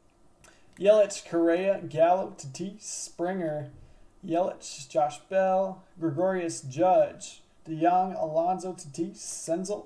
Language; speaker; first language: English; native; English